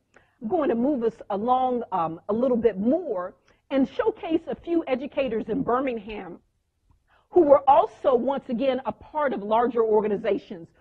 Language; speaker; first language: English; native; English